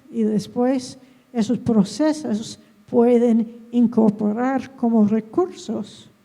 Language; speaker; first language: Spanish; non-native, fluent; English